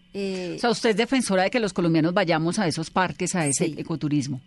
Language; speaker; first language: Spanish; native; Spanish